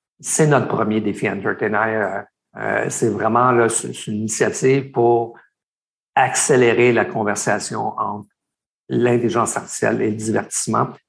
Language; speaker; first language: French; native; French